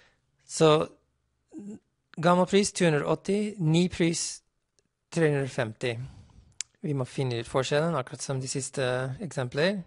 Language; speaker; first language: Norwegian; non-native, fluent; English